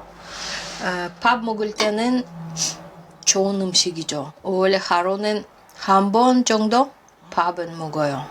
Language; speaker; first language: Korean; non-native, fluent; Russian